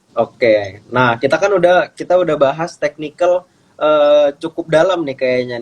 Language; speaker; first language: Indonesian; native; Indonesian